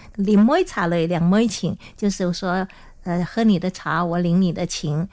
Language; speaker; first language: Chinese; non-native, local second language; Hakka Chinese